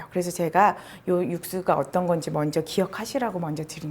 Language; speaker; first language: Korean; native; Korean